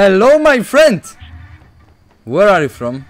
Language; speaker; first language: English; non-native, learner; Polish